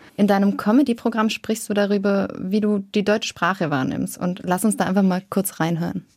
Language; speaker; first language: German; native; German